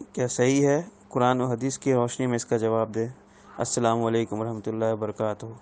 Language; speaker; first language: Hindi; native; Hindi